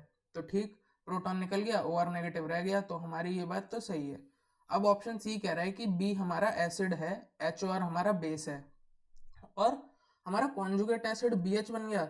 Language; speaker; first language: Hindi; native; Hindi